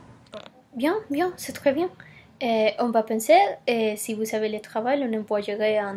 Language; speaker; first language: French; non-native, learner; Spanish